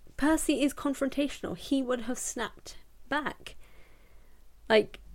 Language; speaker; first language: English; native; English